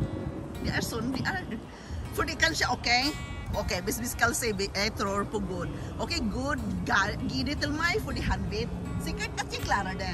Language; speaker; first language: Norwegian; non-native, learner; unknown